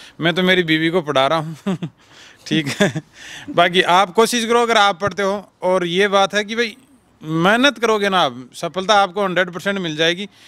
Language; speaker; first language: Hindi; non-native, local second language; Punjabi